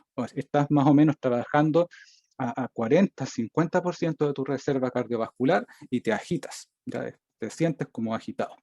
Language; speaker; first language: Spanish; native; Spanish